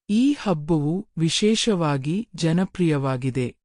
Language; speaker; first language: Kannada; native; Kannada